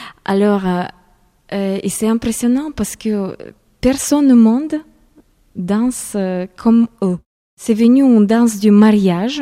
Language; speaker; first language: French; non-native, fluent; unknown